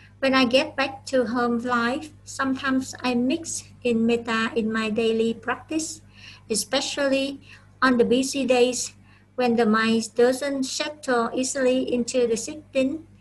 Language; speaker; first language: English; non-native, fluent; Vietnamese